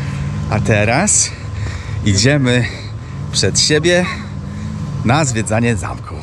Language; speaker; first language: Polish; native; Polish